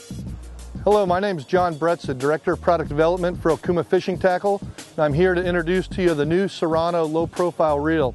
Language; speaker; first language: English; native; English